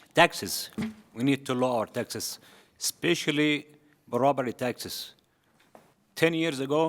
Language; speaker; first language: English; non-native, learner; Arabic